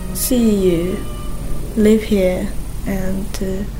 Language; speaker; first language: English; non-native, fluent; Japanese